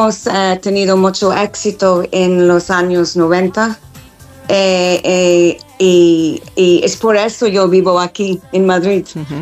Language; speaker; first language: Spanish; non-native, fluent; English